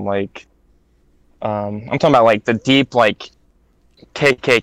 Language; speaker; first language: English; native; English